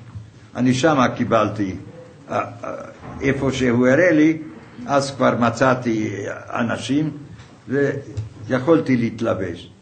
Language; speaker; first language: Hebrew; non-native, fluent; Hungarian